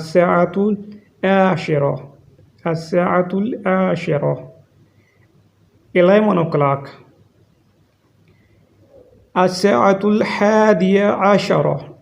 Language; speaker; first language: Arabic; non-native, fluent; Urdu